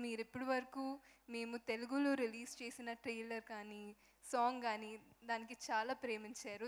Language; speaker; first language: Telugu; non-native, fluent; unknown